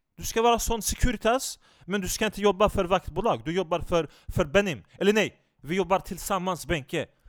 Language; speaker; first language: Swedish; non-native, fluent; Turkish